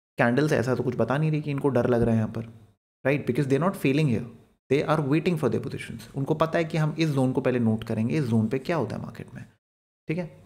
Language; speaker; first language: Hindi; native; Hindi